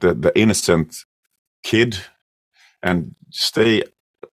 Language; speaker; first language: English; non-native, fluent; Swedish